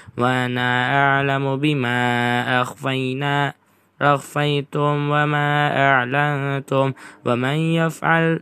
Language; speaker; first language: Arabic; non-native, learner; Indonesian